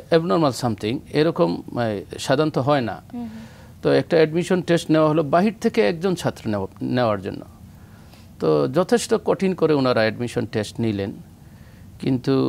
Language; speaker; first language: Bangla; native; Bangla